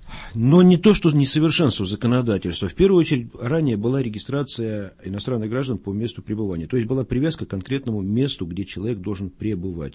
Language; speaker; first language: Russian; native; Russian